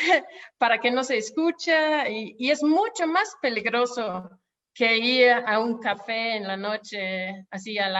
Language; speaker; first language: Spanish; non-native, fluent; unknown